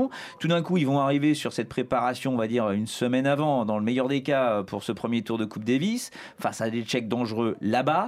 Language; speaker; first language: French; native; French